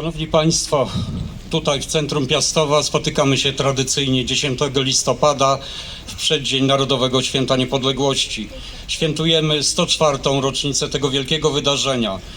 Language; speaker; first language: Polish; native; Polish